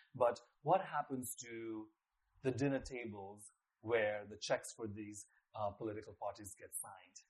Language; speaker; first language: English; non-native, local second language; Nepali